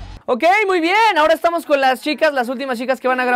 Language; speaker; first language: Spanish; native; Spanish